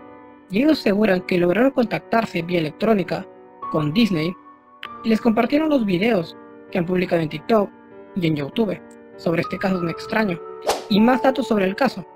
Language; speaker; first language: Spanish; native; Spanish